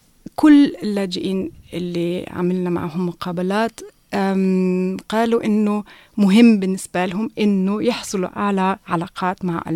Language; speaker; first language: Arabic; non-native, fluent; German